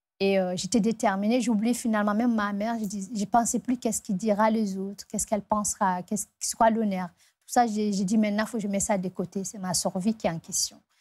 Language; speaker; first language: French; non-native, local second language; Fula